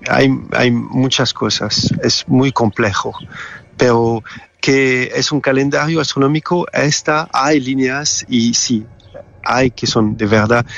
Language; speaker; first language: Spanish; non-native, fluent; French